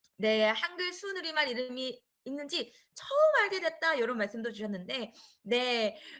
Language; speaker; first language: Korean; native; Korean